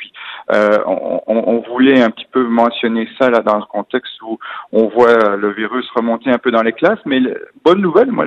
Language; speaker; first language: French; native; French